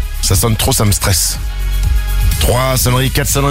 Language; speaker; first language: French; native; French